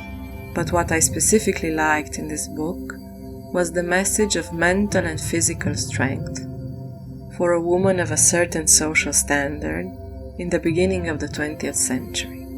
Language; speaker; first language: English; non-native, fluent; French